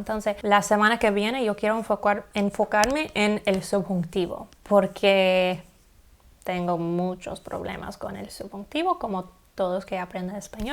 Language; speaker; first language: Spanish; non-native, fluent; English